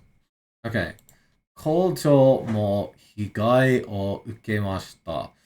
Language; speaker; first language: Japanese; non-native, learner; English